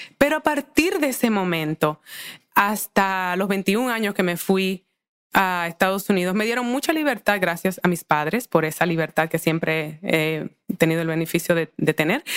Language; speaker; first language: Spanish; native; Spanish